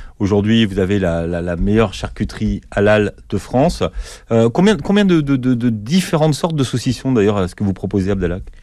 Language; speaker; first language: French; native; French